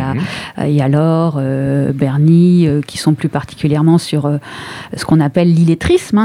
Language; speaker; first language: French; native; French